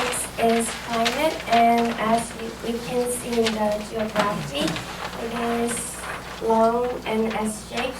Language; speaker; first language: English; non-native, learner; Korean